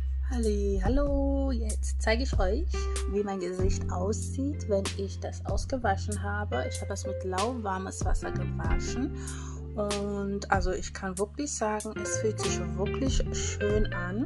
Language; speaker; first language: German; non-native, fluent; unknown